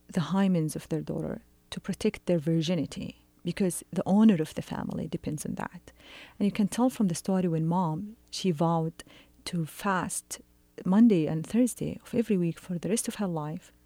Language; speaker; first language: English; non-native, fluent; Arabic